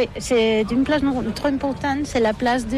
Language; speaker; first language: French; non-native, learner; Catalan